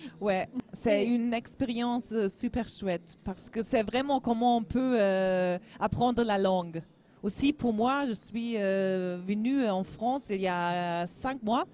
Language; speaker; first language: French; non-native, learner; German